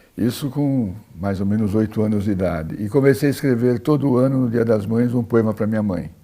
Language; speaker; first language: Portuguese; early bilingual, other home language; Italian